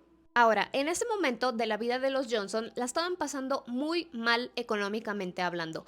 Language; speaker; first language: Spanish; native; Spanish